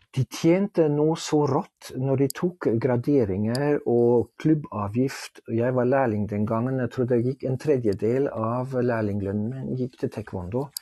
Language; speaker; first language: Norwegian; non-native, fluent; German